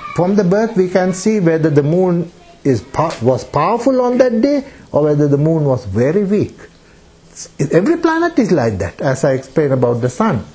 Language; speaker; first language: English; non-native, local second language; Sinhala